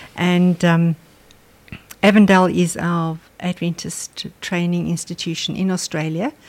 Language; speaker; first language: English; non-native, local second language; Afrikaans